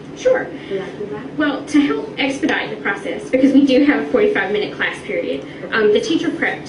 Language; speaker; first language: English; native; English